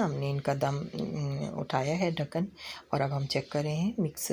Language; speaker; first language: Hindi; non-native, local second language; Punjabi